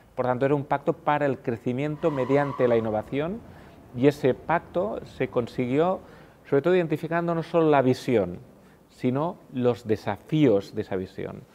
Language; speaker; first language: Spanish; non-native, local second language; Catalan